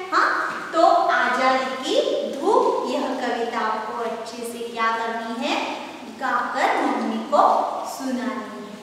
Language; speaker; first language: Hindi; non-native, local second language; Marathi